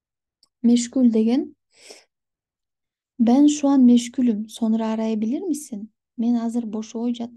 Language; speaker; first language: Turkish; non-native, fluent; Kyrgyz